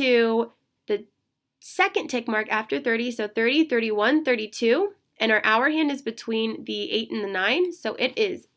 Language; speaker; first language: English; native; English